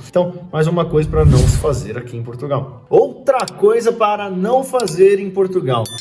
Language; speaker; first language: Portuguese; native; Portuguese